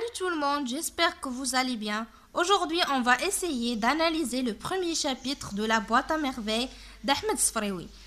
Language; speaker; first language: French; non-native, local second language; Arabic